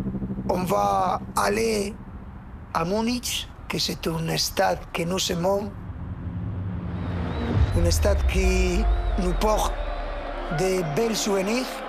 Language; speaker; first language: French; non-native, fluent; Spanish